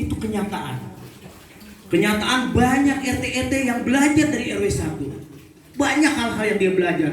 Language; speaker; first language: Indonesian; native; Indonesian